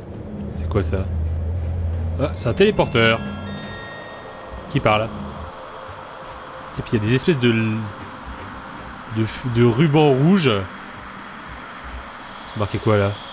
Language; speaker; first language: French; native; French